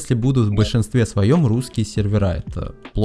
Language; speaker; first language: Russian; native; Russian